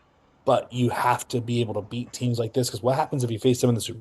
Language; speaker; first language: English; native; English